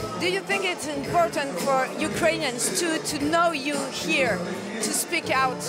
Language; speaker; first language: English; non-native, fluent; French